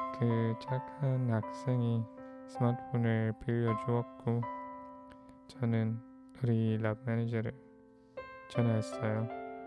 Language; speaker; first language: Korean; non-native, fluent; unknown